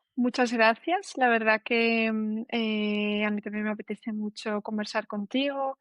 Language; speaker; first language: Spanish; native; Spanish